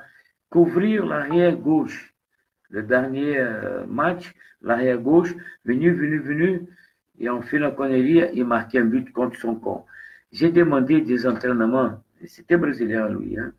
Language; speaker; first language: French; non-native, fluent; Portuguese